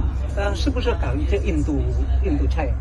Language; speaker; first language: Chinese; non-native, learner; Indonesian